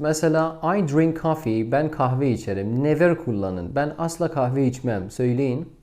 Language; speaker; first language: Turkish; non-native, fluent; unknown